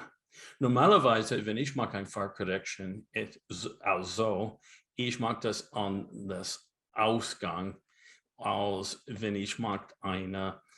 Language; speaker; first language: German; non-native, learner; English